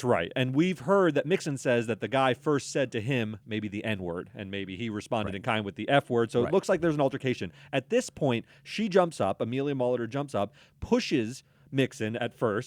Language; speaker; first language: English; native; English